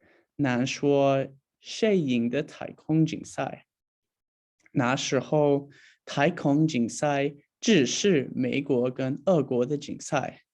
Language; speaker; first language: Chinese; non-native, learner; English